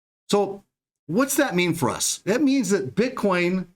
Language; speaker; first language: English; native; English